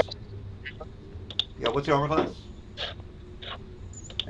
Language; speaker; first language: English; native; English